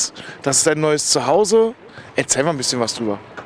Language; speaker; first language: German; native; German